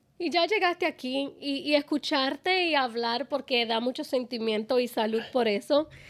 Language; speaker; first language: Spanish; native; Spanish